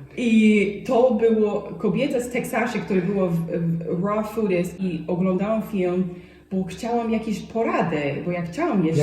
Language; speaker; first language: Polish; non-native, fluent; English